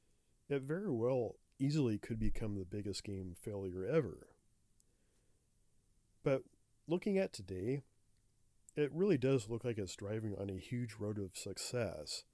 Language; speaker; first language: English; native; English